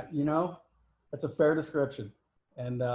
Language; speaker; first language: English; native; English